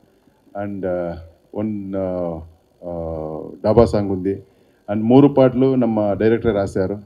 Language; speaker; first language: Telugu; non-native, learner; Kannada